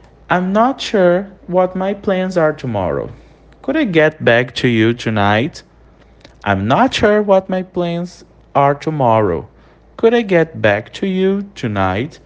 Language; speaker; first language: English; non-native, fluent; Portuguese